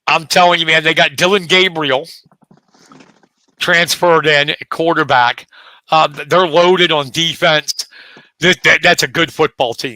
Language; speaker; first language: English; native; English